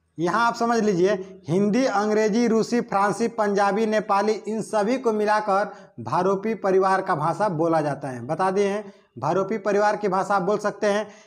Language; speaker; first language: Hindi; native; Hindi